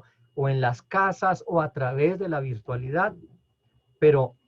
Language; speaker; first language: Spanish; native; Spanish